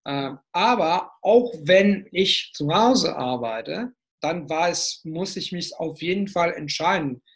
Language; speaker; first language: German; non-native, fluent; Italian